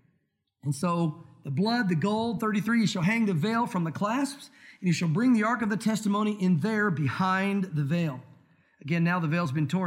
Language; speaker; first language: English; native; English